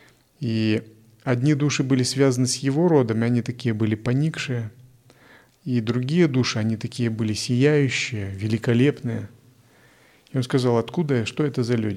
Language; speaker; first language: Russian; native; Russian